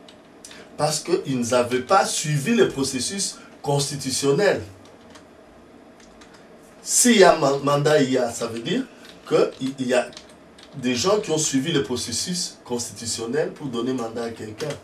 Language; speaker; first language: French; non-native, local second language; Lingala